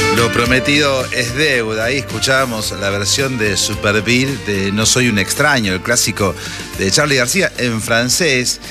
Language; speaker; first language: Spanish; native; Spanish